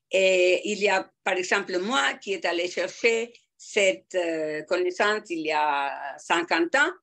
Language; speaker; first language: French; non-native, fluent; Spanish